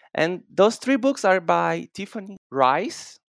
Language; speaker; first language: English; non-native, fluent; Portuguese